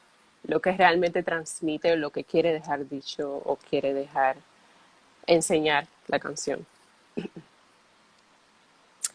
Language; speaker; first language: Spanish; early bilingual, heritage; Spanish